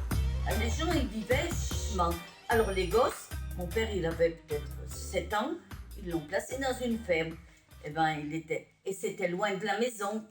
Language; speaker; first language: French; early bilingual, other home language; Polish